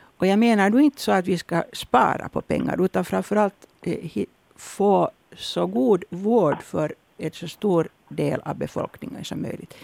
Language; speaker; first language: Swedish; native; Swedish